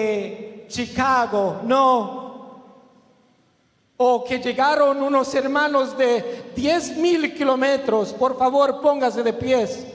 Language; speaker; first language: Spanish; non-native, learner; Romanian